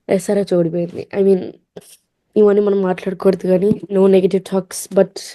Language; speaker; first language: Telugu; early bilingual, heritage; Telugu